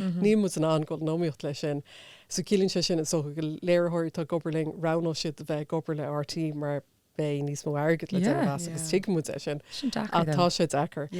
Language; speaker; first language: Irish; non-native, local second language; English